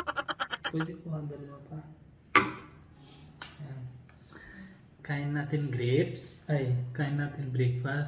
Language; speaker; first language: Filipino; non-native, learner; Punjabi